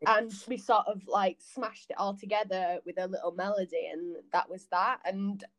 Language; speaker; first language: English; native; English